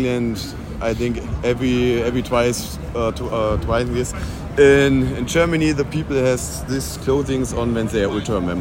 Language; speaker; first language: English; non-native, learner; German